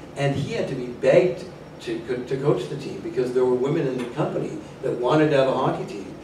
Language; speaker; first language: English; native; English